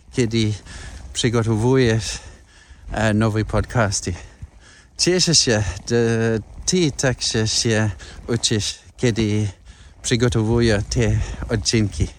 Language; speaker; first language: Polish; non-native, learner; English